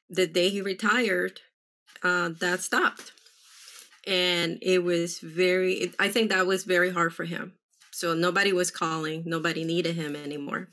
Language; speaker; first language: English; early bilingual, other home language; Spanish